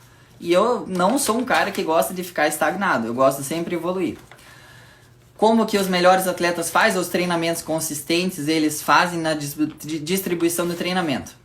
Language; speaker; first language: Portuguese; native; Portuguese